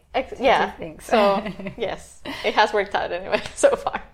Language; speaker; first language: English; non-native, fluent; Spanish